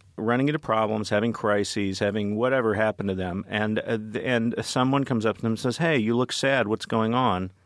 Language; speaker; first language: English; native; English